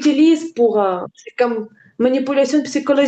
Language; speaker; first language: French; non-native, learner; Ukrainian